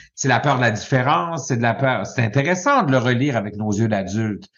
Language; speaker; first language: French; native; French